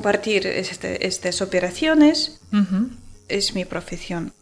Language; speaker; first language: Spanish; non-native, learner; Ukrainian